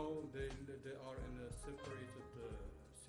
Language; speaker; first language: English; non-native, fluent; Arabic